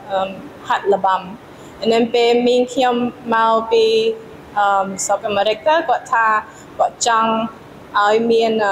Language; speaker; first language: Khmer; early bilingual, heritage; Khmer